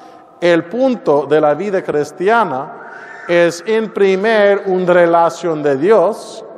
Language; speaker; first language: Spanish; non-native, learner; English